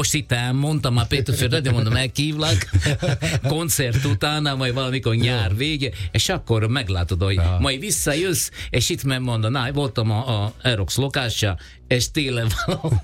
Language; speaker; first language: Hungarian; non-native, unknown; Italian